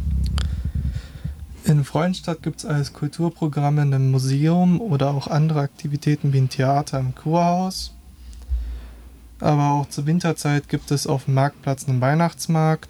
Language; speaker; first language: German; native; German